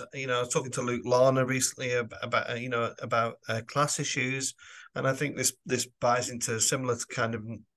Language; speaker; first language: English; native; English